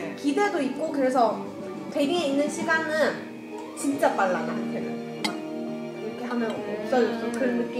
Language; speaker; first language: Korean; non-native, learner; Chinese